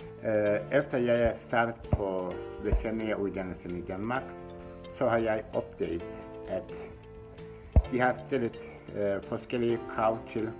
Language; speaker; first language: Danish; non-native, fluent; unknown